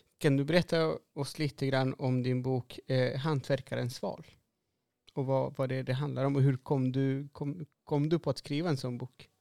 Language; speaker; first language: Swedish; non-native, fluent; Spanish